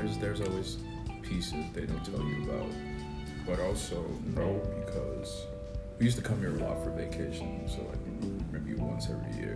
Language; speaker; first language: English; non-native, local second language; Yoruba